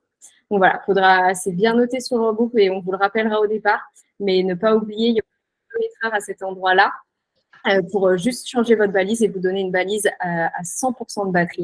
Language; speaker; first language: French; native; French